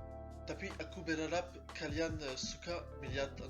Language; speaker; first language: Indonesian; non-native, learner; French